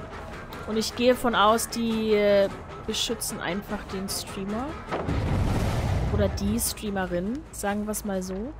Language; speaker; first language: German; native; German